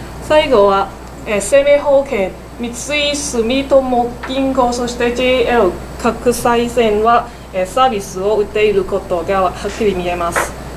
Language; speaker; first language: Japanese; non-native, learner; Cantonese